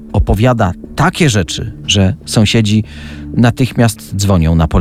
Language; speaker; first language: Polish; native; Polish